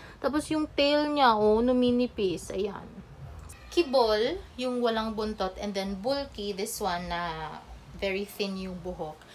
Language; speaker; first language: Filipino; non-native, local second language; Cebuano